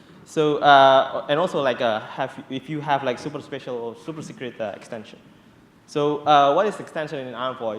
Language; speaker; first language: English; non-native, fluent; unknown